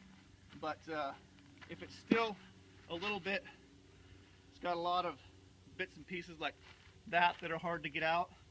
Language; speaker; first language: English; native; English